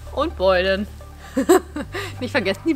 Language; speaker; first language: German; native; German